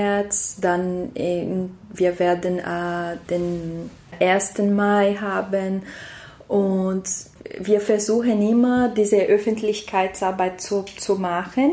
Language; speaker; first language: German; non-native, fluent; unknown